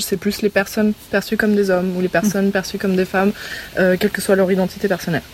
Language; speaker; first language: French; native; French